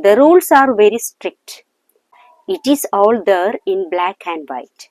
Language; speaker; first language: English; non-native, local second language; Malayalam